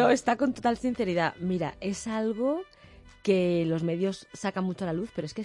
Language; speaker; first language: Spanish; native; Spanish